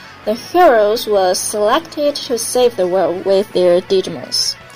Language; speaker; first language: English; non-native, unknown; Chinese